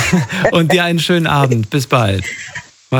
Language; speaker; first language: German; native; German